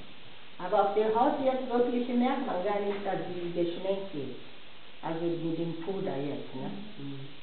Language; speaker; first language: German; non-native, fluent; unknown